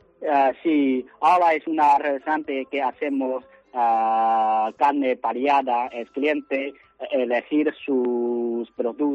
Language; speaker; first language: Spanish; non-native, learner; Chinese